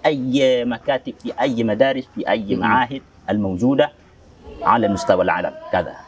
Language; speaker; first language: Arabic; non-native, fluent; Indonesian